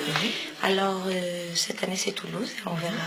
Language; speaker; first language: French; non-native, fluent; Spanish